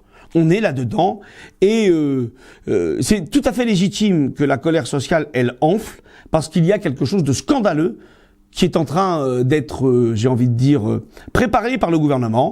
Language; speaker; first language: French; native; French